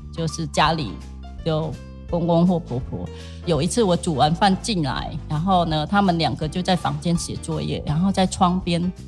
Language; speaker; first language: Chinese; non-native, fluent; Khmer